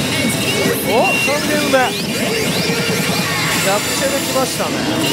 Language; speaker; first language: Japanese; native; Japanese